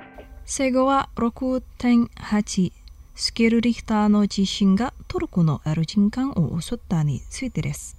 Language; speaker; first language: Japanese; non-native, fluent; Indonesian